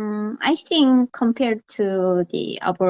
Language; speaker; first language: English; non-native, learner; Korean